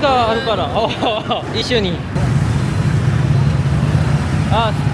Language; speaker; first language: Japanese; non-native, learner; Korean